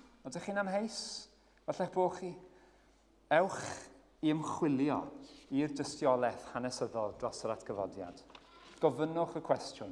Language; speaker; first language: Welsh; native; Welsh